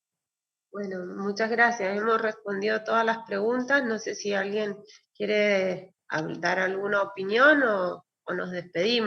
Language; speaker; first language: Spanish; native; Spanish